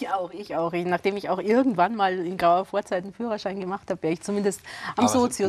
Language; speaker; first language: German; native; German